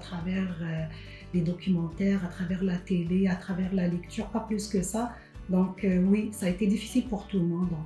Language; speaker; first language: French; non-native, local second language; Arabic